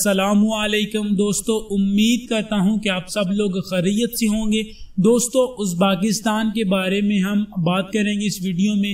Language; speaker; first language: Hindi; non-native, local second language; Punjabi